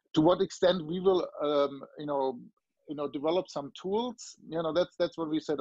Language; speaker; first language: English; non-native, fluent; German